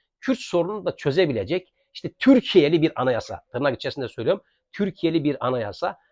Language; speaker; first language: Turkish; native; Turkish